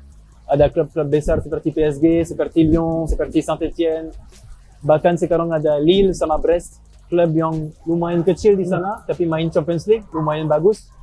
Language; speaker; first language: Indonesian; non-native, fluent; French